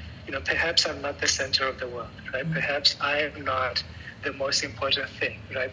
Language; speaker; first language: English; non-native, local second language; Tswana